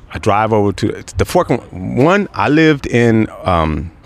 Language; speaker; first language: English; native; English